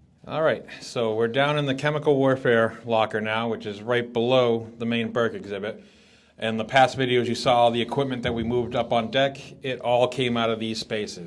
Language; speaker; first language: English; native; English